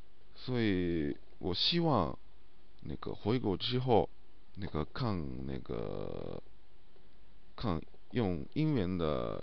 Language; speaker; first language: Chinese; non-native, learner; Japanese